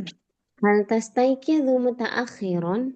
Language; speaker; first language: Arabic; non-native, fluent; Indonesian